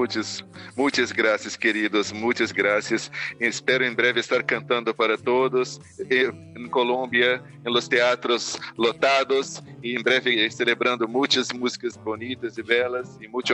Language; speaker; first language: Spanish; non-native, learner; Portuguese